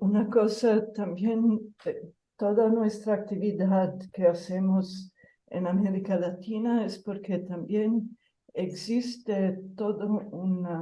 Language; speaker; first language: Spanish; non-native, fluent; Italian